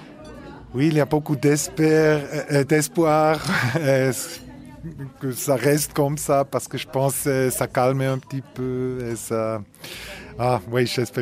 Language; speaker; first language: French; non-native, local second language; German